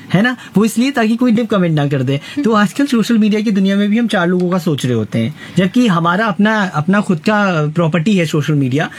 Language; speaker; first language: Hindi; native; Hindi